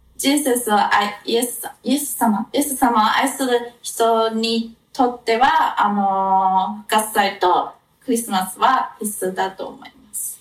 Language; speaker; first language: Japanese; non-native, fluent; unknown